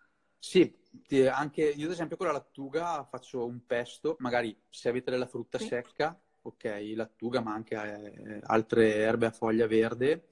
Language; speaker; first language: Italian; native; Italian